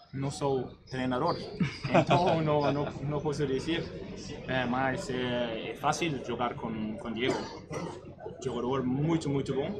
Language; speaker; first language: Portuguese; non-native, learner; Spanish